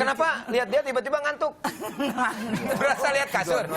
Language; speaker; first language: Indonesian; native; Indonesian